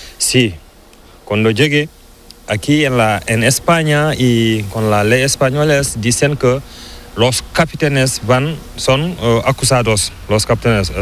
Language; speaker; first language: Spanish; non-native, learner; Fula